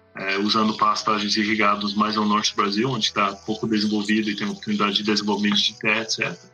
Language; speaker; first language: Portuguese; non-native, fluent; English